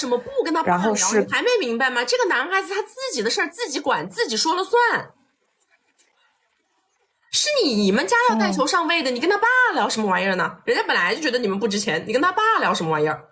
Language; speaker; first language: Chinese; native; Chinese